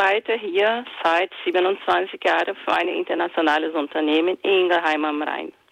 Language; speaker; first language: German; non-native, fluent; Portuguese